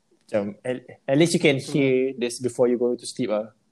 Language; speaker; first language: English; non-native, local second language; Malay